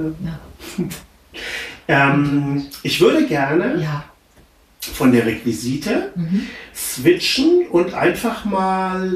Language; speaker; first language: German; native; German